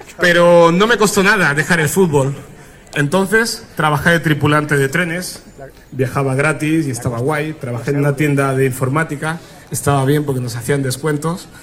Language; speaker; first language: Spanish; early bilingual, other home language; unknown